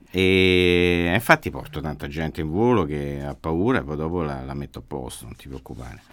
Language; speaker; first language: Italian; native; Italian